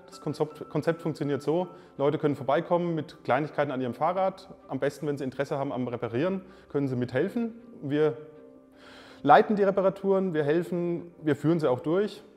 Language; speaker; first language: German; native; German